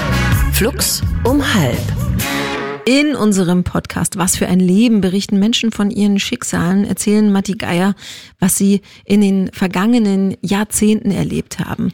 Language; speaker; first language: German; native; German